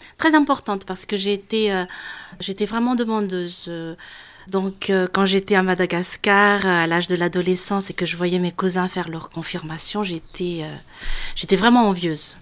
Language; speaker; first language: French; non-native, local second language; Malagasy